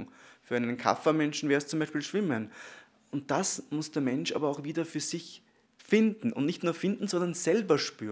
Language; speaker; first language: German; native; German